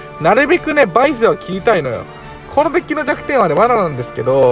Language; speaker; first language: Japanese; native; Japanese